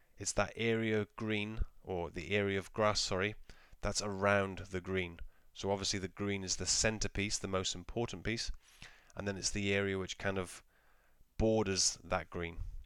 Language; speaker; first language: English; native; English